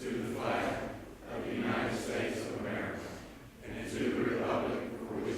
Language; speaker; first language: English; native; English